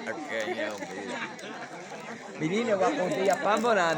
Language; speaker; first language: Portuguese; native; Portuguese